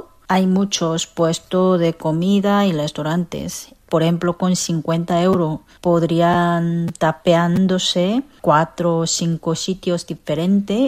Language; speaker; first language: Spanish; non-native, fluent; Korean